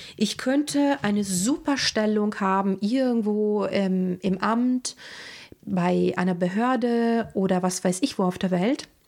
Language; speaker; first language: German; non-native, fluent; Italian